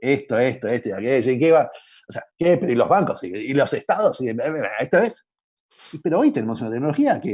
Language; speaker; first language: Spanish; native; Spanish